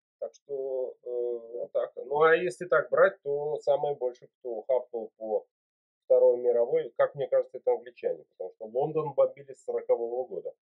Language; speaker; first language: Russian; native; Russian